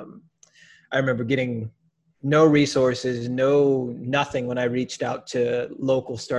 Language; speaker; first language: English; native; English